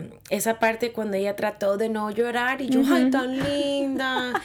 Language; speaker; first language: Spanish; early bilingual, heritage; Spanish